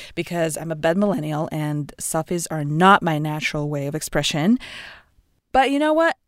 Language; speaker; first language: English; non-native, fluent; Russian